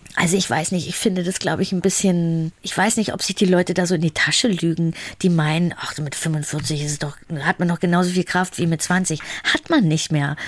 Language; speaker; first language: German; native; German